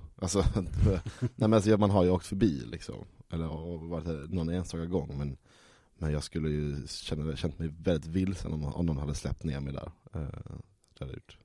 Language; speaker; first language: Swedish; native; Swedish